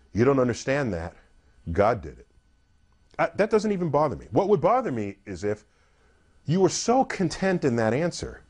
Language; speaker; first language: English; native; English